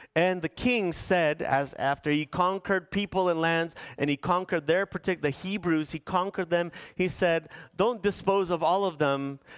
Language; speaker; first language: English; early bilingual, other home language; Spanish